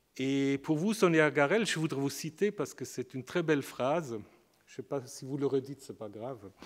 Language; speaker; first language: French; native; French